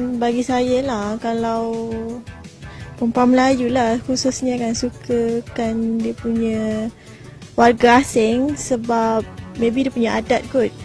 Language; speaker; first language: Malay; native; Malay